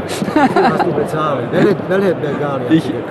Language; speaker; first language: German; non-native, learner; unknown